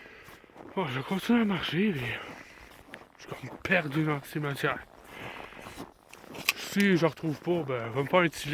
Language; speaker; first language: French; native; French